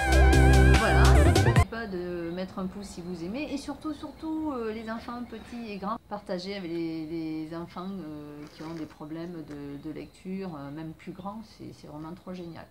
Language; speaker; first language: French; native; French